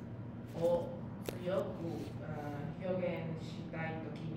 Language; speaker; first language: Japanese; non-native, learner; Spanish